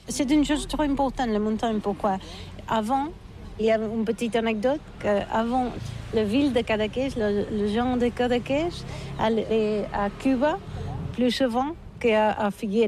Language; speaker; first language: French; non-native, learner; Catalan